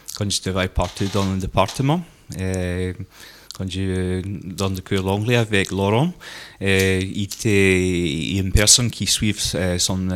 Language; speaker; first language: French; non-native, learner; English